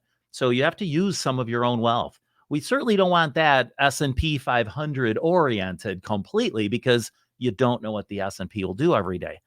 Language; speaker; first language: English; native; English